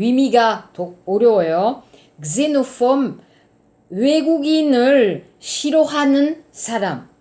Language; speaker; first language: Korean; non-native, fluent; French